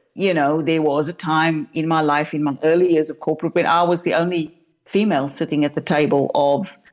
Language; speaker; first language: English; native; English